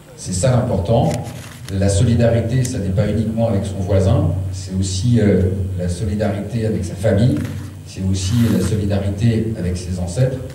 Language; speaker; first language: French; early bilingual, other home language; Swiss German